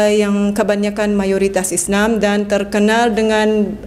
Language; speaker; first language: Indonesian; non-native, fluent; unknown